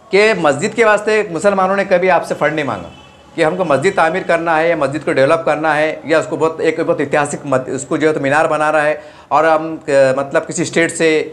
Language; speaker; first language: Hindi; non-native, local second language; Urdu